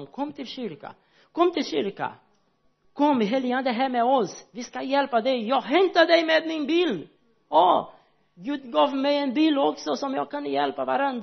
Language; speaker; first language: Swedish; non-native, learner; Portuguese